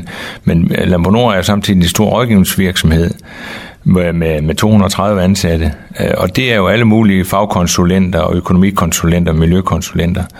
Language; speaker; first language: Danish; native; Danish